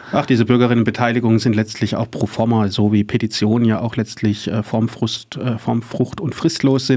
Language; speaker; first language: German; native; German